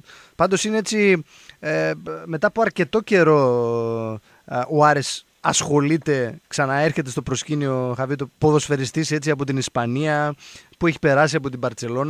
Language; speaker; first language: Greek; native; Greek